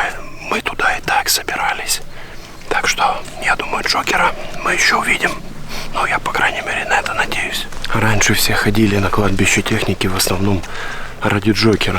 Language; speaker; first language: Russian; native; Russian